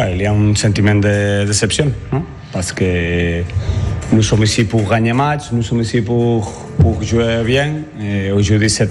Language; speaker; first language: French; non-native, learner; Spanish